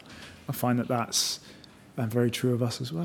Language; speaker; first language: English; native; English